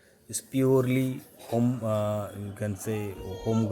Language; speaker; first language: English; non-native, local second language; Bangla